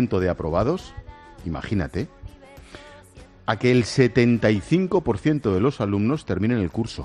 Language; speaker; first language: Spanish; native; Spanish